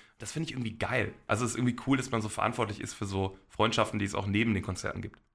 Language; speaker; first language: German; early bilingual, other home language; Polish